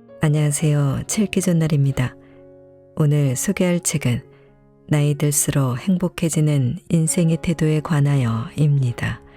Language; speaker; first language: Korean; native; Korean